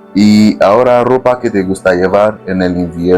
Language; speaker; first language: Spanish; non-native, fluent; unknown